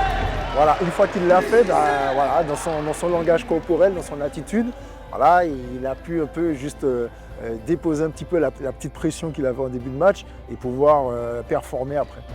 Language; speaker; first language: French; native; French